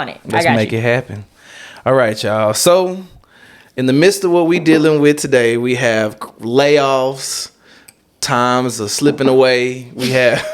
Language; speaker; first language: English; native; English